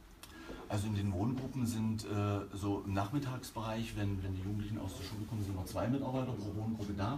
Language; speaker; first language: German; native; German